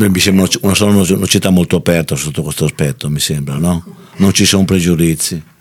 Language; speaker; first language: Italian; native; Italian